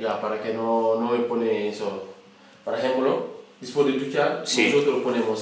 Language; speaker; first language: Spanish; non-native, learner; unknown